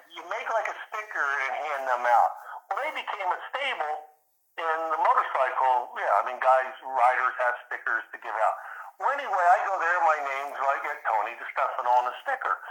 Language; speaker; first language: English; early bilingual, other home language; Italian